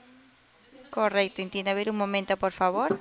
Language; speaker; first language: Spanish; native; Spanish